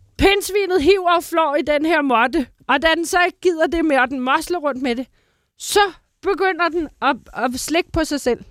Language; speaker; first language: Danish; native; Danish